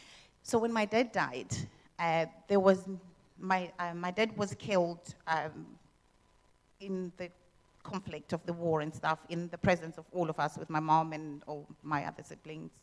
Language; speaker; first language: English; non-native, local second language; Shona